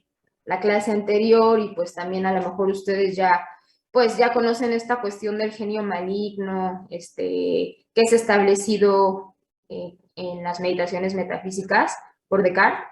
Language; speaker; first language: Spanish; native; Spanish